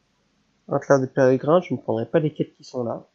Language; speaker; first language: French; native; French